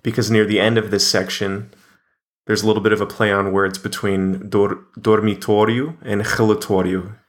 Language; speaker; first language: English; native; English